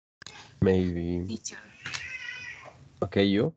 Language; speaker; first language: English; non-native, fluent; Spanish